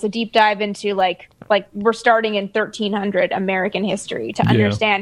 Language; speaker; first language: English; native; English